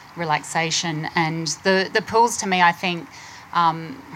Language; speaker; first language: English; native; English